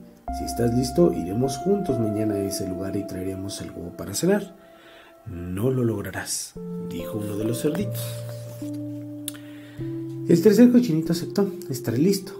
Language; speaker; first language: Spanish; native; Spanish